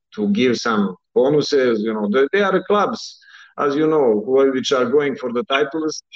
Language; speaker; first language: English; non-native, fluent; Bosnian